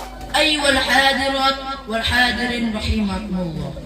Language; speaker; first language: Arabic; non-native, learner; Indonesian